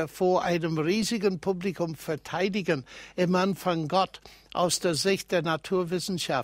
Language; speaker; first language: German; non-native, fluent; English